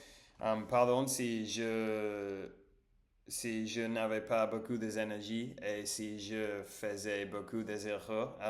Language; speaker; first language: French; non-native, learner; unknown